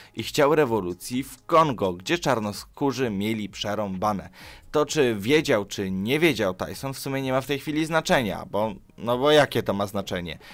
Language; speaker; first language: Polish; early bilingual, other home language; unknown